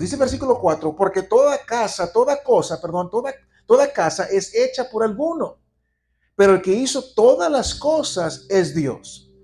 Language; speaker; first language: Spanish; native; Spanish